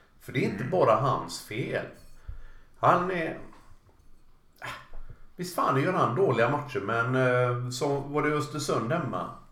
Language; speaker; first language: Swedish; native; Swedish